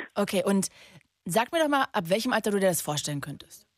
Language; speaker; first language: German; native; German